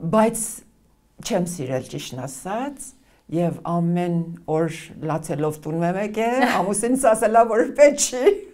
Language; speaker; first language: Armenian; early bilingual, heritage; Armenian